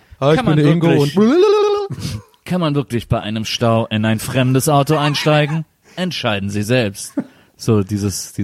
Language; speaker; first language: German; native; German